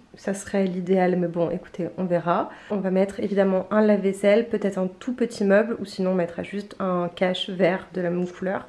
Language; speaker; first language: French; native; French